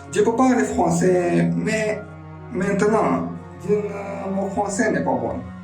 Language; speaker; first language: French; non-native, learner; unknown